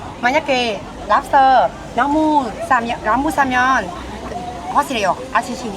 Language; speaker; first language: Korean; non-native, learner; Vietnamese